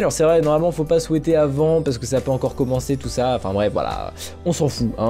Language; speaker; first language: French; native; French